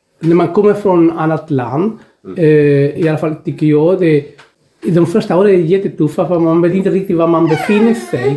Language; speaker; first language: Swedish; non-native, fluent; Spanish